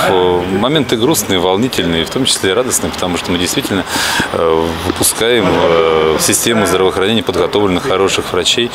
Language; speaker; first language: Russian; native; Russian